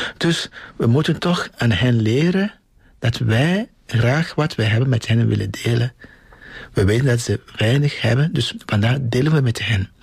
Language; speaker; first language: Dutch; non-native, fluent; Ewe